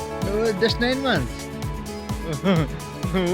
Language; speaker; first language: English; non-native, learner; Telugu